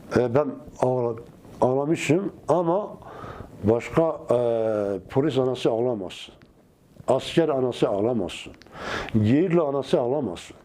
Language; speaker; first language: Turkish; non-native, local second language; Kurdish